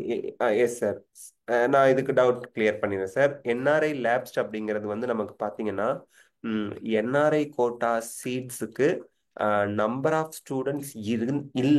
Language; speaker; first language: Tamil; native; Tamil